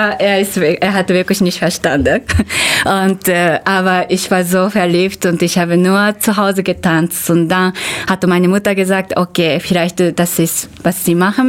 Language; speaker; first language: German; non-native, fluent; Japanese